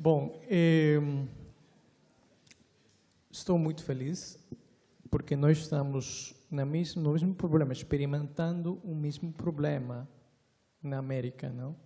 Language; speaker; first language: Portuguese; non-native, fluent; Spanish